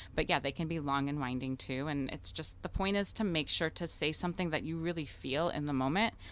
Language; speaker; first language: English; early bilingual, other home language; Russian